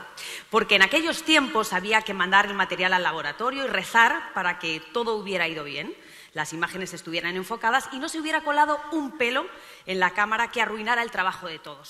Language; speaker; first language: Spanish; native; Spanish